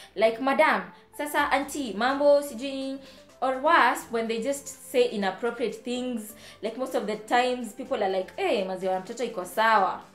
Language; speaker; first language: English; non-native, local second language; Kamba